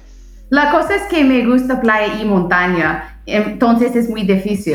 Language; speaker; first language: Spanish; non-native, fluent; English